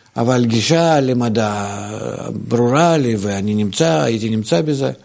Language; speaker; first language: Hebrew; non-native, fluent; Russian